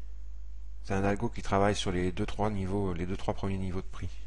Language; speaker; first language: French; native; French